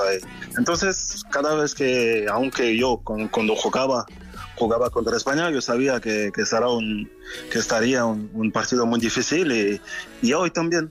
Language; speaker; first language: Spanish; non-native, fluent; French